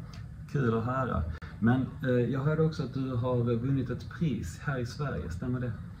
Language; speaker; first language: Swedish; native; Swedish